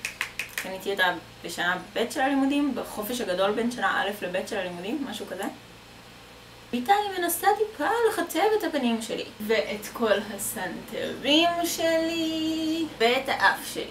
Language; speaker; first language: Hebrew; native; Hebrew